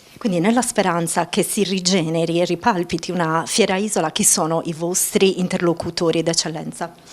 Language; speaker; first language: Italian; native; Italian